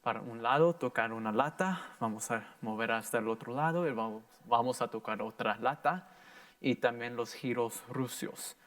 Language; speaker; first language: Spanish; early bilingual, heritage; Spanish